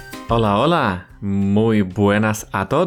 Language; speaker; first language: Spanish; non-native, fluent; Russian